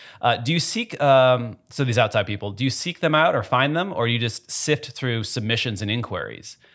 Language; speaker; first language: English; native; English